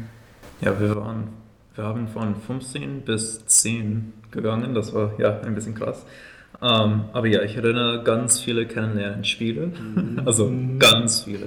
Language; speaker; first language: German; non-native, fluent; English